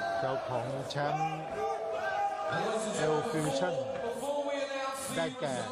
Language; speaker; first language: Thai; native; Thai